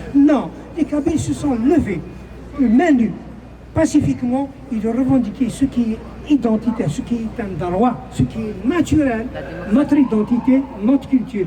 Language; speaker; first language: French; non-native, local second language; Kabyle